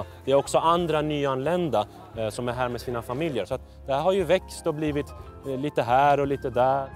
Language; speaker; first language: Swedish; native; Swedish